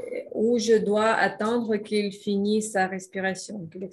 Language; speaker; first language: French; non-native, fluent; Russian